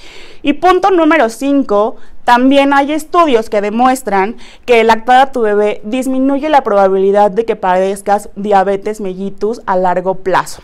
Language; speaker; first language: Spanish; native; Spanish